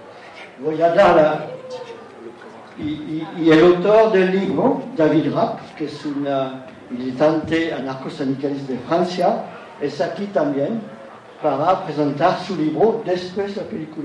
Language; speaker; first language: Spanish; non-native, learner; French